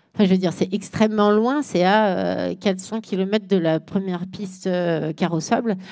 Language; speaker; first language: French; native; French